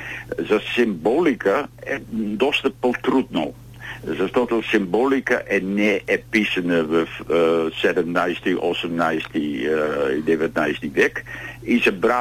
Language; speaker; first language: Bulgarian; non-native, learner; Dutch